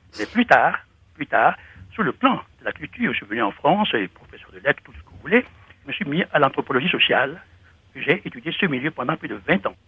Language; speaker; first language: French; non-native, local second language; Fon